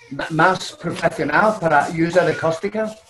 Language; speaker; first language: Spanish; non-native, learner; English